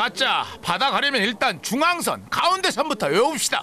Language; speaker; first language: Korean; native; Korean